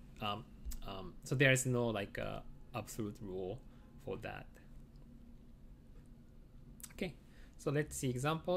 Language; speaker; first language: English; non-native, fluent; Japanese